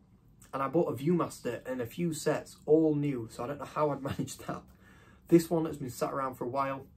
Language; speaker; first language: English; native; English